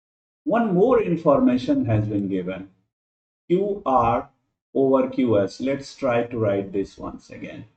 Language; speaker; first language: English; non-native, local second language; Hindi